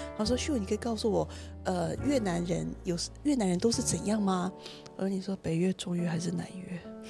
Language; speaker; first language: Chinese; native; Chinese